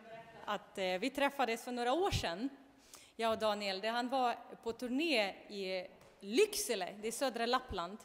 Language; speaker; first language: Swedish; non-native, fluent; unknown